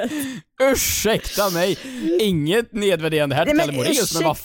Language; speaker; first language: Swedish; native; Swedish